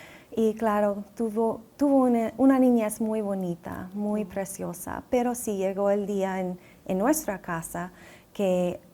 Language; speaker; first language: Spanish; non-native, fluent; English